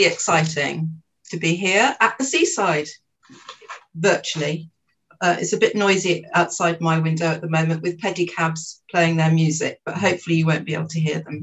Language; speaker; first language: English; native; English